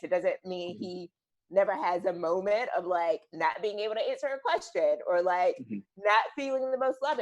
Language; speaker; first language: English; native; English